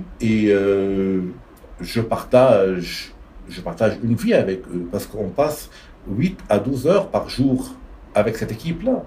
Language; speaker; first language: French; non-native, local second language; Arabic